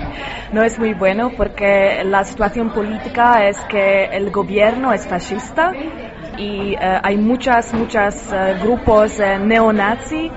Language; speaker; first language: Spanish; non-native, learner; Polish